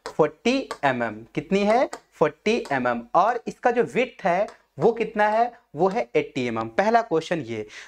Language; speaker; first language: Hindi; non-native, local second language; Marathi